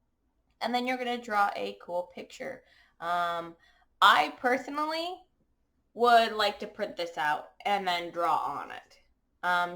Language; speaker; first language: English; native; English